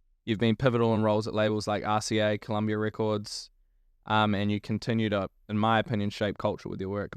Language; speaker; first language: English; native; English